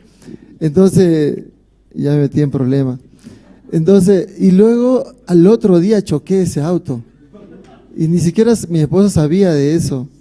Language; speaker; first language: Spanish; non-native, fluent; Korean